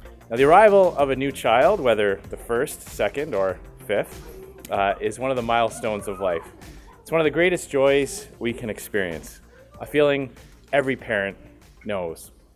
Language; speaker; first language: English; native; English